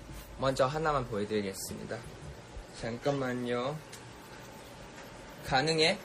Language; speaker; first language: Korean; non-native, fluent; Thai